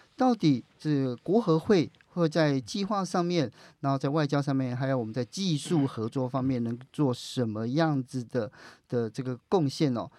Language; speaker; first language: Chinese; native; Chinese